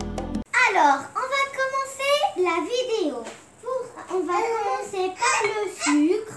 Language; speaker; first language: French; non-native, local second language; Arabic